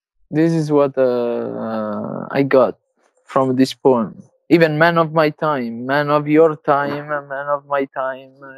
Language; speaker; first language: English; non-native, fluent; Italian